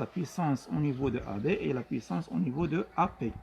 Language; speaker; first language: French; non-native, local second language; Arabic